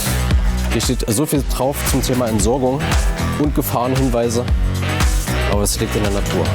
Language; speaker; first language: German; native; German